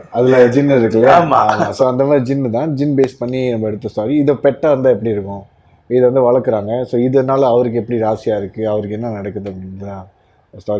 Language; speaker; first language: Tamil; native; Tamil